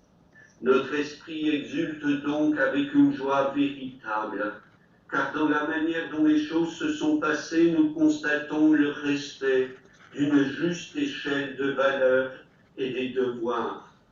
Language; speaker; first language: French; native; French